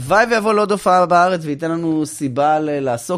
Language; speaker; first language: Hebrew; native; Hebrew